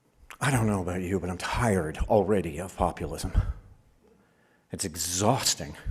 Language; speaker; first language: English; native; English